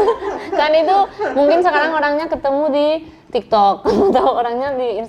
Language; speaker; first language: Indonesian; non-native, fluent; Spanish